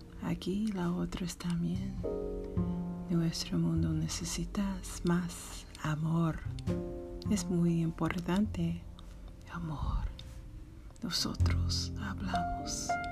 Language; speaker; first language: Spanish; non-native, learner; English